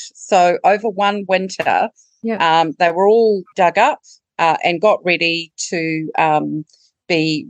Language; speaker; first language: English; native; English